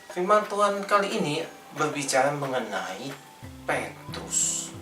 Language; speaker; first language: Indonesian; native; Indonesian